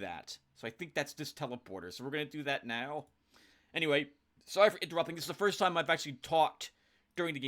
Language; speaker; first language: English; native; English